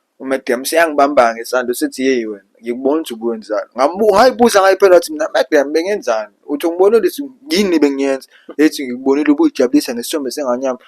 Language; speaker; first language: Zulu; non-native, local second language; Xhosa